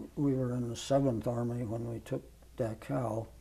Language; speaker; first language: English; native; English